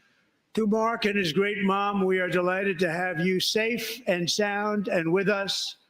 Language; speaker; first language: English; native; English